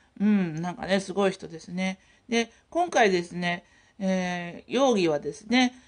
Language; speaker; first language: Japanese; native; Japanese